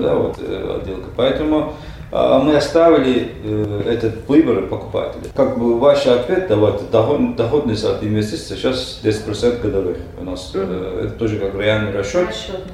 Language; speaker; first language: Russian; non-native, learner; Turkish